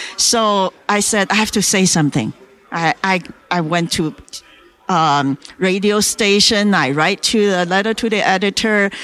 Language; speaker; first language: English; non-native, fluent; Chinese